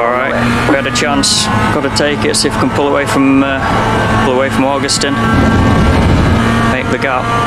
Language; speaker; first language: English; native; English